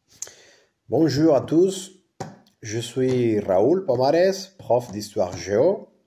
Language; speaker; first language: French; non-native, fluent; Spanish